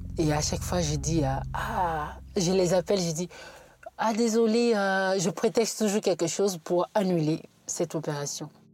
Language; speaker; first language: French; non-native, local second language; Bambara